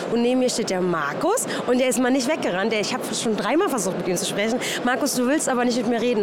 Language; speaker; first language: German; native; German